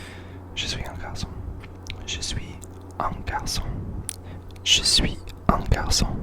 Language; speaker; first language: French; non-native, learner; English